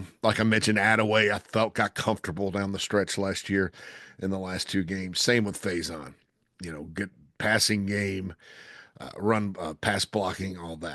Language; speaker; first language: English; native; English